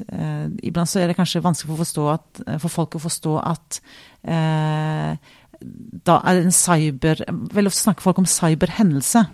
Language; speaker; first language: Norwegian; native; Norwegian